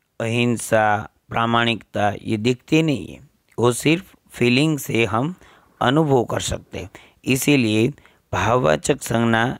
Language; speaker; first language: Hindi; non-native, local second language; Gujarati